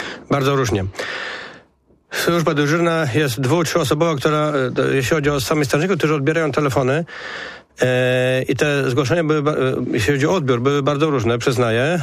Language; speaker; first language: Polish; native; Polish